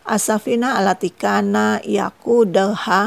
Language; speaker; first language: Arabic; non-native, fluent; Indonesian